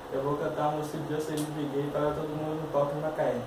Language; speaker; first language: Portuguese; native; Portuguese